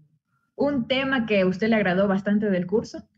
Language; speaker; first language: Spanish; native; Spanish